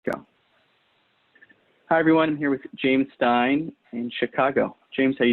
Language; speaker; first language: English; native; English